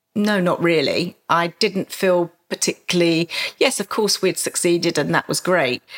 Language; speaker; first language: English; native; English